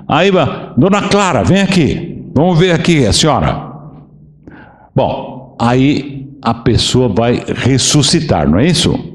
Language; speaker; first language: Portuguese; native; Portuguese